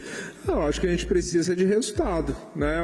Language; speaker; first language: Portuguese; native; Portuguese